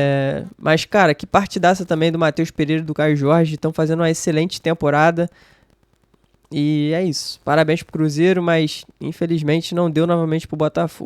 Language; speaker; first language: Portuguese; native; Portuguese